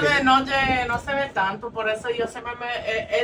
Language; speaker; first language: Spanish; non-native, fluent; English